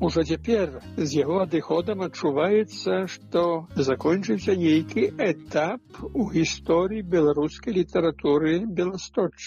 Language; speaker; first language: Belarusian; native; Belarusian